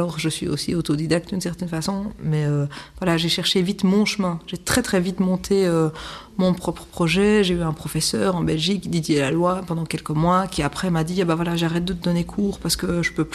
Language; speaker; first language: French; native; French